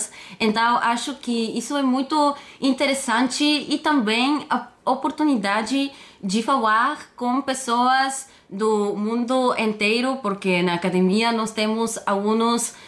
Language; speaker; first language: Portuguese; non-native, fluent; Bulgarian